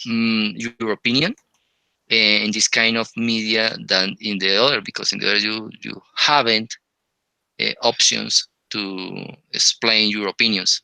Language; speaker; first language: English; non-native, learner; Spanish